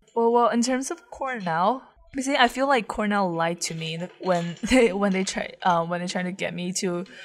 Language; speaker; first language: English; non-native, fluent; Chinese